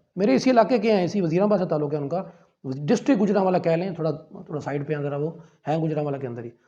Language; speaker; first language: Urdu; non-native, local second language; Punjabi